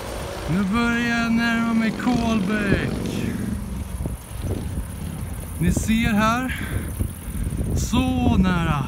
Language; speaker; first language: Swedish; native; Swedish